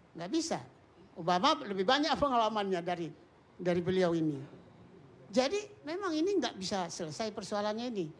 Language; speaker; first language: Indonesian; non-native, local second language; Minangkabau